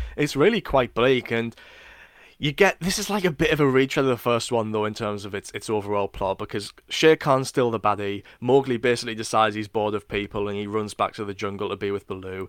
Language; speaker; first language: English; native; English